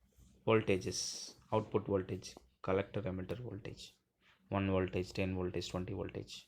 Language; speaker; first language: English; non-native, local second language; Tamil